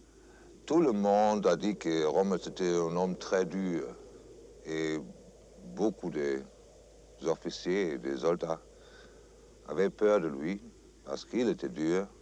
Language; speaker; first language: French; non-native, fluent; German